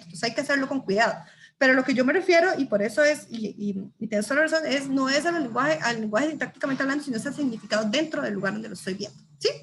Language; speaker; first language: Spanish; native; Spanish